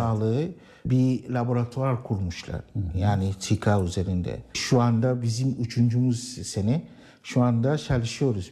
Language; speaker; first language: Turkish; non-native, learner; Arabic